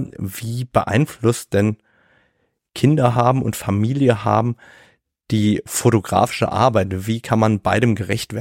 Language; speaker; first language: German; native; German